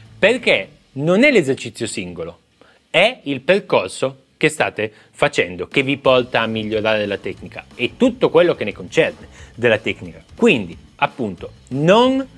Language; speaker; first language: Italian; native; Italian